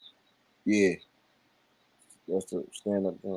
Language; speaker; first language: English; native; English